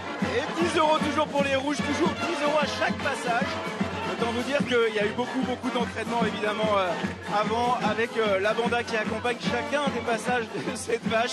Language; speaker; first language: French; native; French